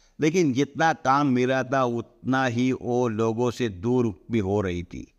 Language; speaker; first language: Hindi; non-native, local second language; Marathi